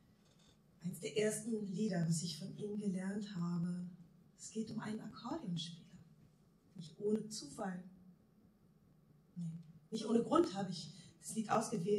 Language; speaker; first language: German; native; German